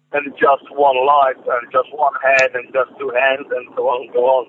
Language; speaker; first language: English; non-native, fluent; Polish